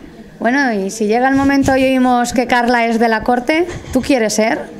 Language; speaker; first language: Spanish; native; Spanish